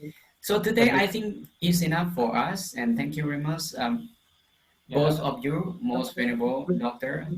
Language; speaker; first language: English; non-native, fluent; Lao